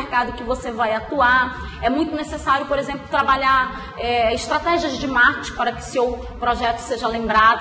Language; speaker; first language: Portuguese; native; Portuguese